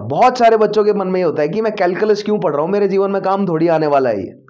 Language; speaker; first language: Hindi; native; Hindi